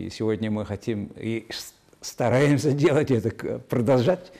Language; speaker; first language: Russian; non-native, fluent; Mongolian